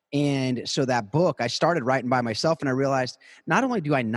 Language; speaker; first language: English; native; English